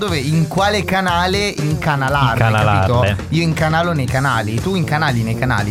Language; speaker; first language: Italian; native; Italian